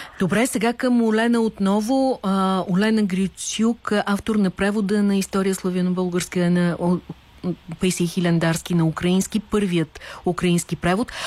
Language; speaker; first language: Bulgarian; native; Bulgarian